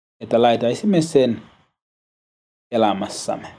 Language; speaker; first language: Finnish; non-native, learner; Swahili